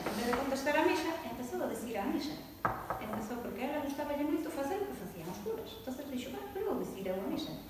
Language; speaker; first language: Galician; early bilingual, other home language; Spanish